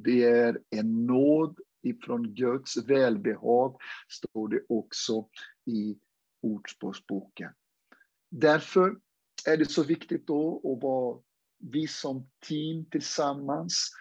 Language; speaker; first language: Swedish; non-native, fluent; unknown